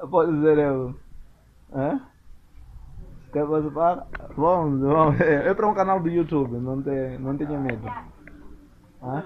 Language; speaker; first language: Portuguese; non-native, local second language; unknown